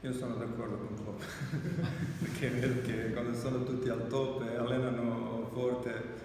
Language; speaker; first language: Italian; non-native, fluent; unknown